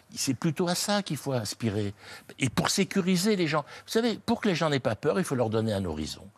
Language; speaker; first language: French; native; French